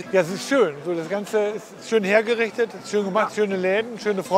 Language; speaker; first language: German; native; German